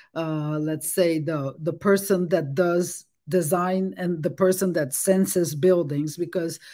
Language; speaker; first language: English; non-native, fluent; Portuguese